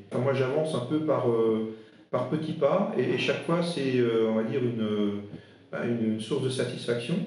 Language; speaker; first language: French; non-native, local second language; Swiss German